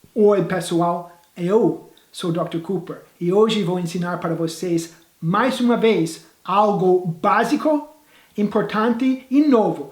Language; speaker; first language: Portuguese; non-native, fluent; English